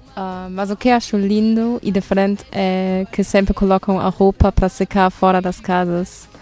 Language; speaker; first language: Portuguese; non-native, fluent; German